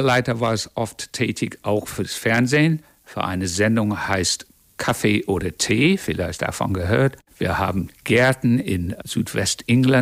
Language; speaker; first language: German; non-native, fluent; English